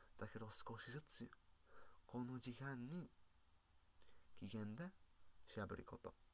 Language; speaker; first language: Japanese; non-native, learner; English